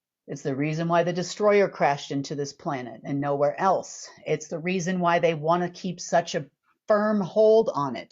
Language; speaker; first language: English; native; English